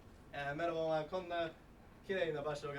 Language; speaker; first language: Japanese; non-native, learner; English